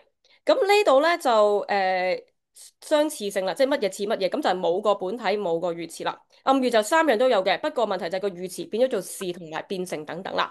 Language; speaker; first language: Cantonese; native; Cantonese